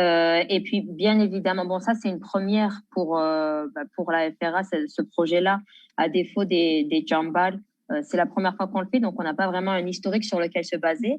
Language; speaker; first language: French; native; French